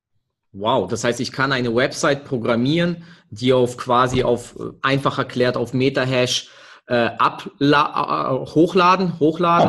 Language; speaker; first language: German; native; German